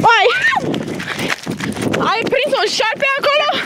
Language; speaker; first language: Romanian; early bilingual, heritage; Romanian